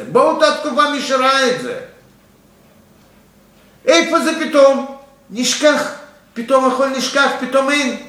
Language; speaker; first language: Hebrew; non-native, fluent; Russian